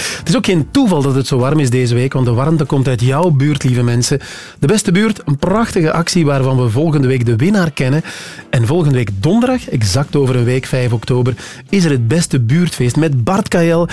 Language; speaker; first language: Dutch; native; Dutch